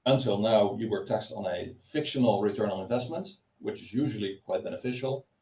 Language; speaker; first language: English; non-native, fluent; Dutch